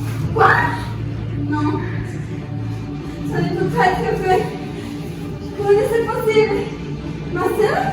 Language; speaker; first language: French; non-native, learner; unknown